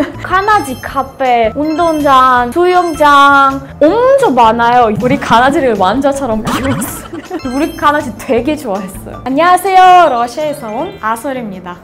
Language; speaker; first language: Korean; non-native, fluent; Russian